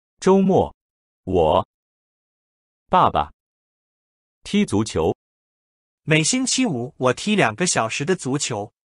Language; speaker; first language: Chinese; non-native, learner; English